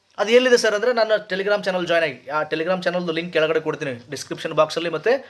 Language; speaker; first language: Kannada; native; Kannada